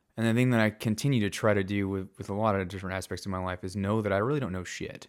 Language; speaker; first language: English; native; English